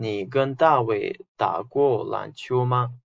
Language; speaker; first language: Chinese; non-native, fluent; Uzbek